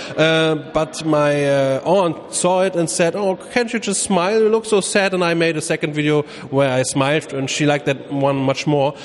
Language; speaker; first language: English; non-native, fluent; German